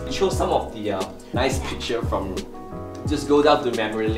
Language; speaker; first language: English; non-native, local second language; Chinese